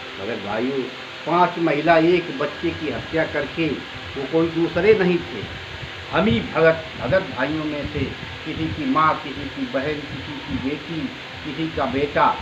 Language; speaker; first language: Hindi; native; Hindi